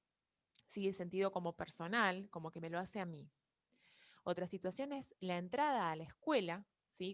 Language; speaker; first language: Spanish; native; Spanish